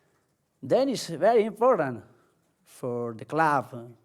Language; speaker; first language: English; non-native, learner; Spanish